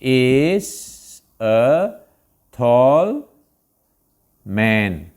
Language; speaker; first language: English; non-native, local second language; Malay